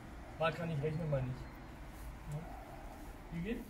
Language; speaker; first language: German; native; German